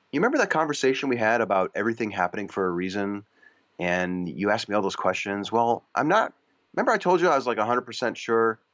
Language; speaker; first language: English; native; English